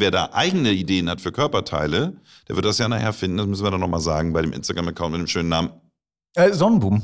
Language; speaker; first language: German; native; German